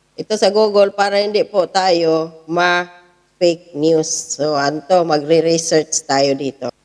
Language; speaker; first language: Filipino; native; Filipino